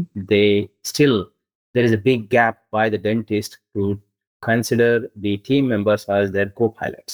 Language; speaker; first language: English; non-native, local second language; Kannada